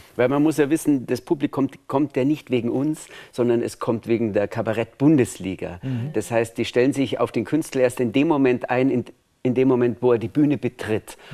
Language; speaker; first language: German; native; German